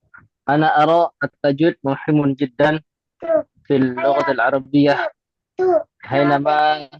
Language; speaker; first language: Arabic; non-native, learner; Indonesian